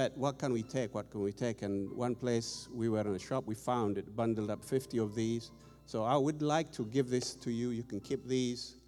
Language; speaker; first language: English; non-native, fluent; Amharic